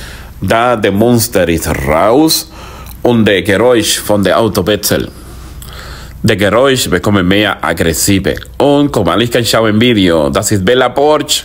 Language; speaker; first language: German; non-native, learner; Spanish